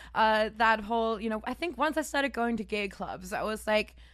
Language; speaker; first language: English; non-native, fluent; German